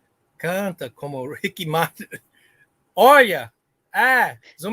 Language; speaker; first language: Portuguese; non-native, learner; English